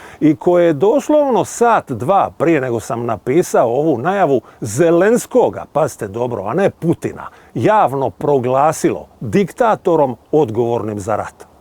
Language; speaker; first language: Bosnian; native; Bosnian